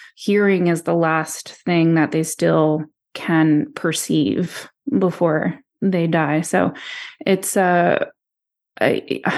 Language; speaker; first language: English; native; English